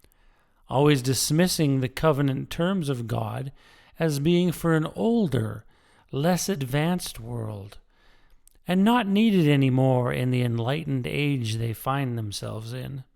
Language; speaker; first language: English; native; English